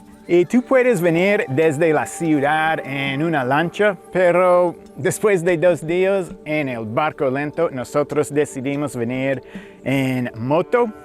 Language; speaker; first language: Spanish; non-native, fluent; English